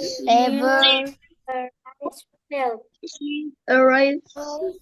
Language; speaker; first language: English; non-native, learner; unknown